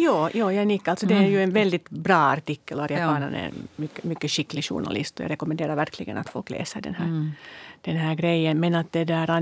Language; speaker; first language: Swedish; native; Swedish